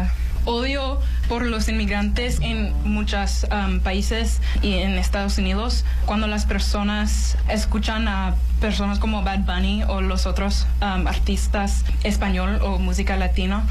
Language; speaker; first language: Spanish; non-native, learner; English